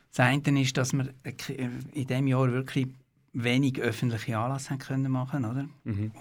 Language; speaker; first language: German; native; German